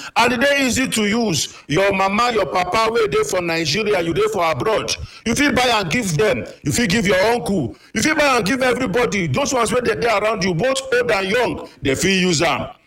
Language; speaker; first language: Nigerian Pidgin; native; Nigerian Pidgin